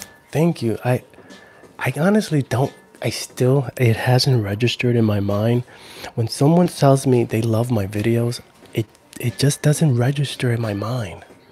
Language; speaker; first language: English; native; English